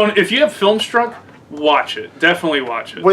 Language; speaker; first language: English; native; English